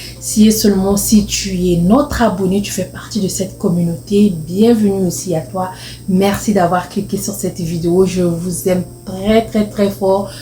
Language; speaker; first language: French; non-native, local second language; Lingala